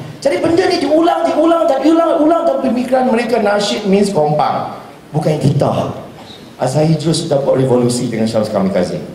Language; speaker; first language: Malay; non-native, local second language; Chinese